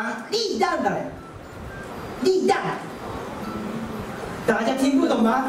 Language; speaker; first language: Chinese; non-native, learner; Japanese